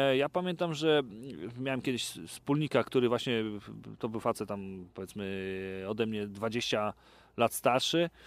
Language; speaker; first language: Polish; native; Polish